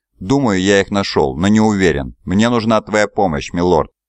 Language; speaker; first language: Russian; native; Russian